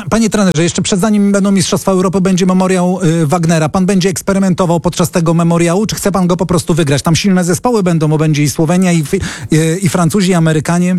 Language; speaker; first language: Polish; native; Polish